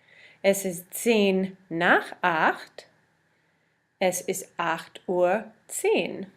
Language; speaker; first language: German; non-native, fluent; English